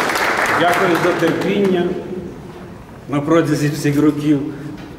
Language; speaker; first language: Ukrainian; native; Ukrainian